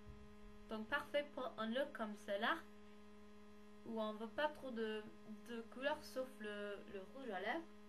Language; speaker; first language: French; non-native, learner; English